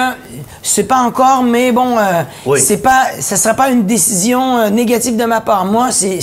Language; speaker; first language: French; native; French